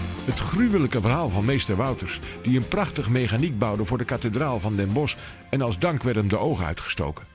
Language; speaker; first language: Dutch; native; Dutch